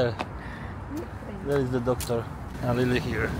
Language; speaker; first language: English; non-native, learner; Polish